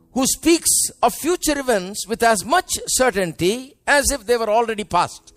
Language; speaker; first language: English; non-native, local second language; Tamil